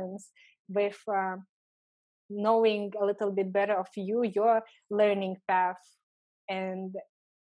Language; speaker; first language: English; non-native, fluent; Lithuanian